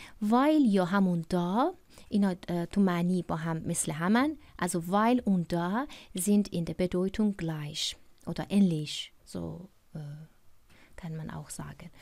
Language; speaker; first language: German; non-native, fluent; Persian